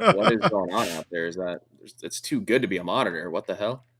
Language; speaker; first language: English; native; English